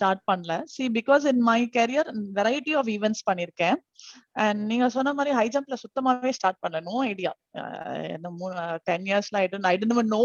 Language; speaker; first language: English; non-native, local second language; Tamil